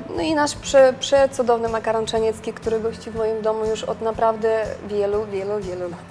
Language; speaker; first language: Polish; non-native, fluent; Russian